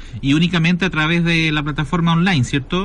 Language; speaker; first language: Spanish; native; Spanish